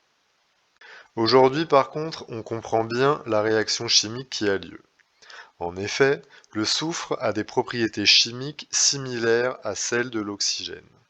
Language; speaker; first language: French; native; French